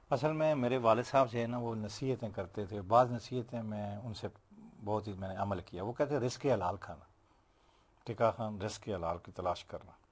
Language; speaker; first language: Urdu; non-native, local second language; Punjabi